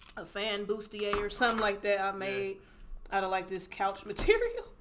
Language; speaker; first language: English; native; English